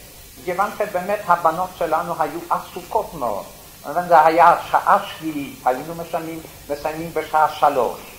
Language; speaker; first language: Hebrew; non-native, fluent; Yiddish